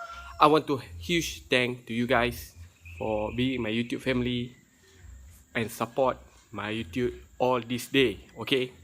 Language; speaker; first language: English; non-native, local second language; Malay